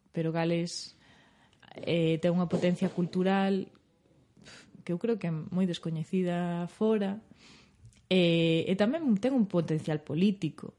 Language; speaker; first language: Galician; native; Galician